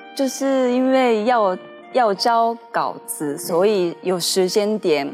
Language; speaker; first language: Chinese; non-native, fluent; Japanese